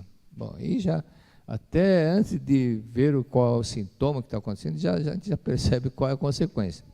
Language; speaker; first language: Portuguese; native; Portuguese